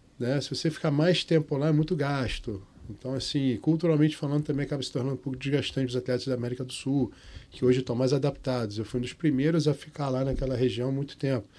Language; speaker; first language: Portuguese; non-native, fluent; Arabic